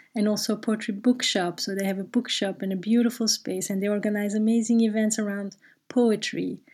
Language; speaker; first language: English; non-native, fluent; Turkish